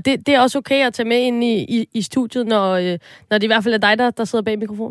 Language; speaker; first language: Danish; native; Danish